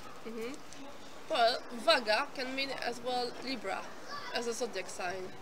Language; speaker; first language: English; non-native, fluent; Polish